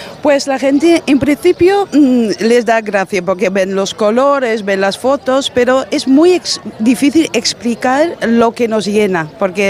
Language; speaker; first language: Spanish; non-native, fluent; Dutch